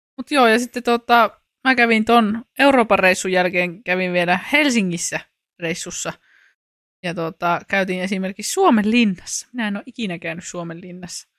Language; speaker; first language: Finnish; native; Finnish